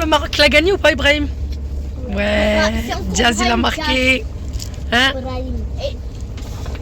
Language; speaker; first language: French; native; French